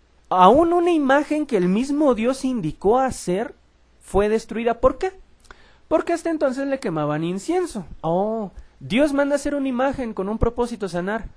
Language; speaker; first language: Spanish; native; Spanish